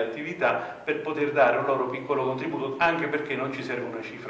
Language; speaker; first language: Italian; native; Italian